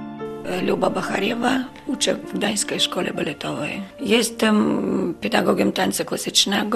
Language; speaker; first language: Polish; non-native, fluent; Russian